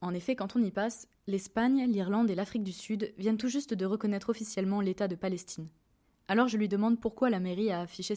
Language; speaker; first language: French; native; French